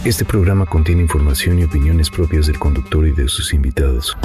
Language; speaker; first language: Spanish; native; Spanish